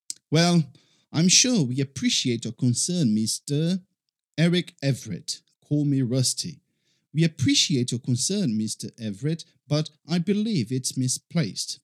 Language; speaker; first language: English; non-native, fluent; Portuguese